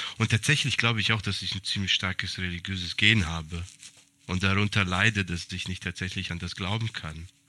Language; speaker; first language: German; early bilingual, other home language; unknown